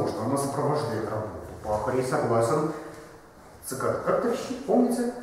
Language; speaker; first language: Russian; native; Russian